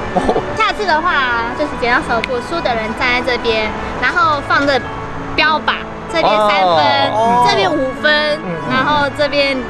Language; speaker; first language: Chinese; native; Chinese